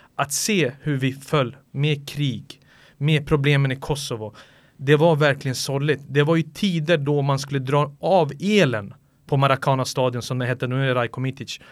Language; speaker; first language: Swedish; early bilingual, other home language; Bosnian